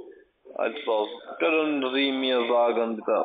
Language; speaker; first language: German; non-native, learner; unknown